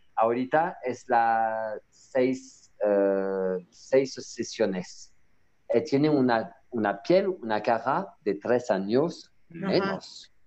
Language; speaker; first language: Spanish; non-native, learner; French